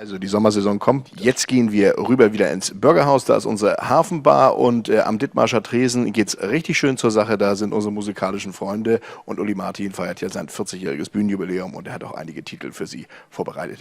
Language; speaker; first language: German; native; German